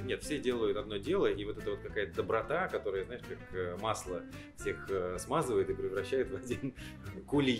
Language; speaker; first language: Russian; native; Russian